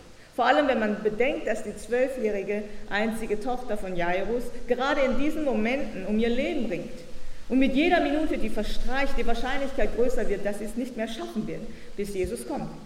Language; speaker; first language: German; native; German